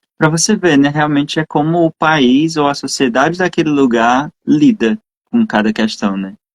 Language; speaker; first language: Portuguese; native; Portuguese